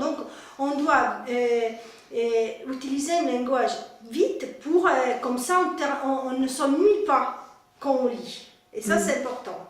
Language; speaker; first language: French; non-native, fluent; Spanish